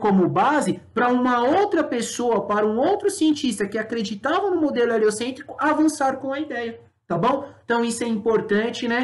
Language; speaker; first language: Portuguese; native; Portuguese